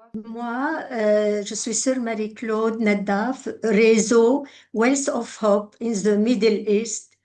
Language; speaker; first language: French; non-native, local second language; Arabic